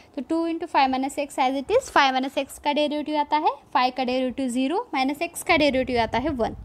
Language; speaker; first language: Hindi; non-native, local second language; Marathi